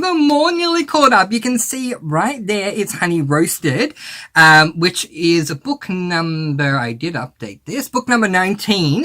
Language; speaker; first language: English; native; English